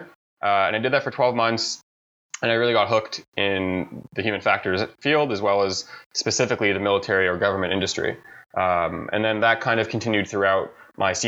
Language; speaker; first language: English; native; English